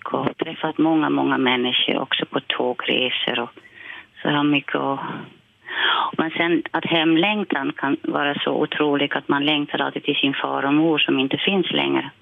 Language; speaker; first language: Swedish; non-native, fluent; Dutch